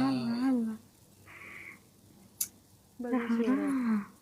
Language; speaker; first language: Arabic; non-native, learner; Oromo